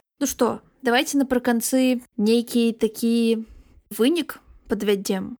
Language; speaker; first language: Belarusian; non-native, local second language; Russian